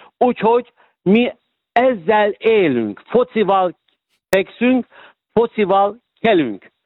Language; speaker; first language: Hungarian; non-native, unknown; Turkish